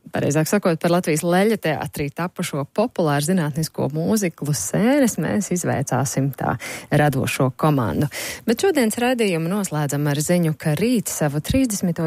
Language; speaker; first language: Latvian; native; Latvian